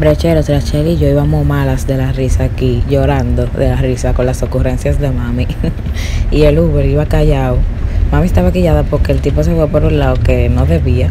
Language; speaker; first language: Spanish; native; Spanish